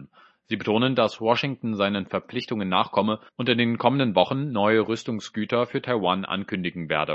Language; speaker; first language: German; native; German